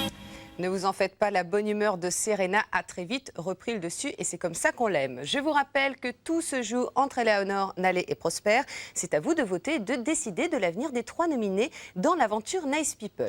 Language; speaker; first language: French; native; French